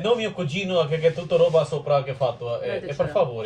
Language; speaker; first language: Italian; non-native, learner; Punjabi